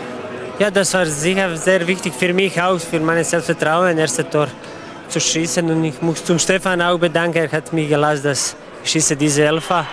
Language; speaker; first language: German; non-native, fluent; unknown